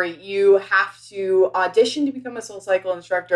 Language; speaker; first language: English; native; English